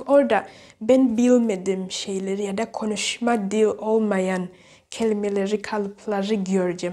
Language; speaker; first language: Turkish; non-native, learner; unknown